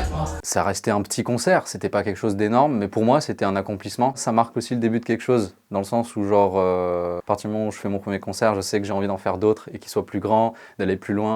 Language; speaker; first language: French; native; French